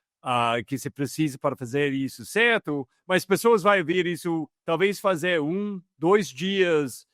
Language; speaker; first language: Portuguese; non-native, fluent; English